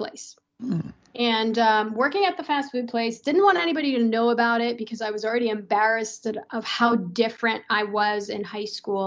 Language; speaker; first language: English; non-native, fluent; Persian